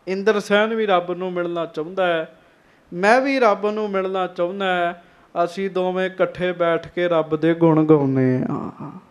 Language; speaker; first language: Punjabi; native; Punjabi